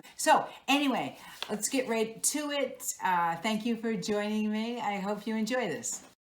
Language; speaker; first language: English; native; English